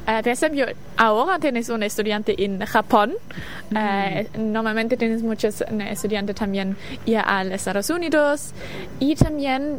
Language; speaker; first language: Spanish; non-native, learner; German